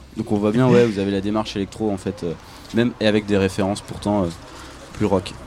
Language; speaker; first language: French; native; French